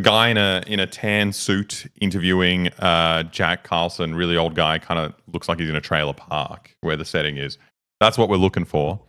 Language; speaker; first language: English; native; English